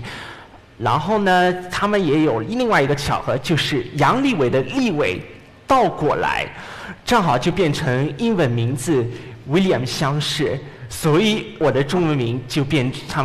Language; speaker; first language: Chinese; non-native, fluent; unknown